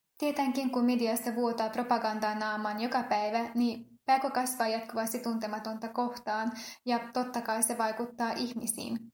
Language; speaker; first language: Finnish; non-native, fluent; Hungarian